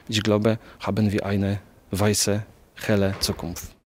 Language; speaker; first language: German; non-native, learner; Polish